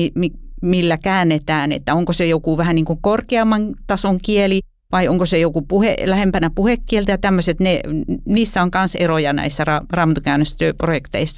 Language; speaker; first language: Finnish; native; Finnish